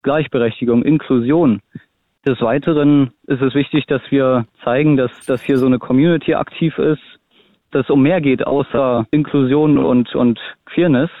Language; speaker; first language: German; native; German